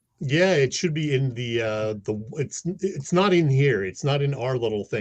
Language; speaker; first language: English; native; English